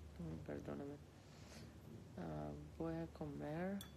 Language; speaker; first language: Spanish; non-native, learner; Russian